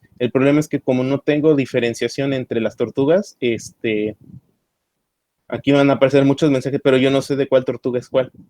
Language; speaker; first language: Spanish; native; Spanish